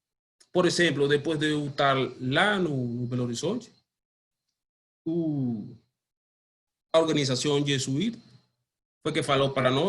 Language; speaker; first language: Portuguese; non-native, learner; Spanish